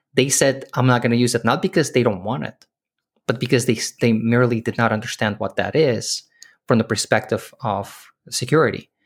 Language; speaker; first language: English; early bilingual, other home language; Russian